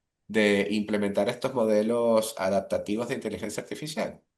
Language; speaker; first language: Spanish; native; Spanish